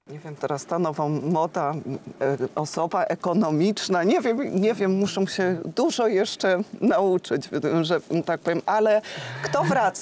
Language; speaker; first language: Polish; native; Polish